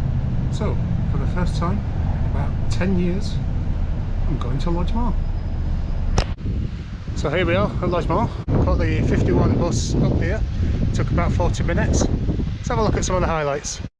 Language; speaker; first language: English; native; English